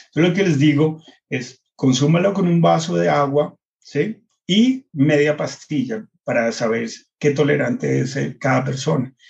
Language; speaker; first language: Spanish; early bilingual, heritage; Spanish